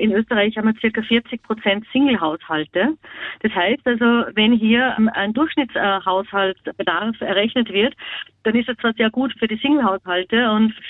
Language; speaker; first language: German; native; German